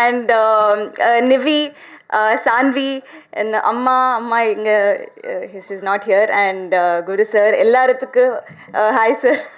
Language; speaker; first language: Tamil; non-native, learner; Telugu